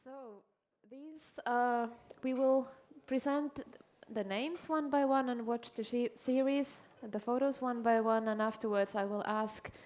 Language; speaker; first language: English; non-native, fluent; Finnish